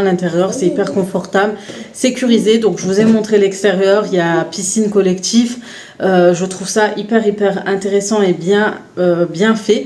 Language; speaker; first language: French; native; French